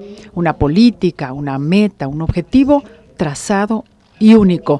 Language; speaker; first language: Spanish; native; Spanish